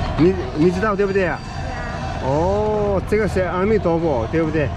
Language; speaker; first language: Chinese; non-native, learner; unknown